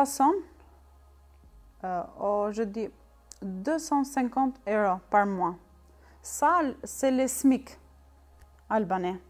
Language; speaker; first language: French; non-native, learner; Albanian